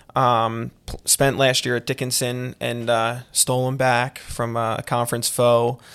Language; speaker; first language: English; native; English